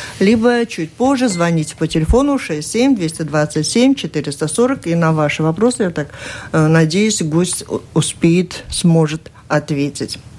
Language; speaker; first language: Russian; native; Russian